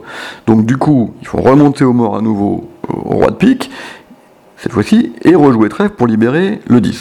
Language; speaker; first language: French; native; French